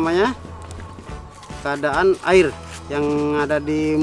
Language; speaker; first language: Indonesian; non-native, learner; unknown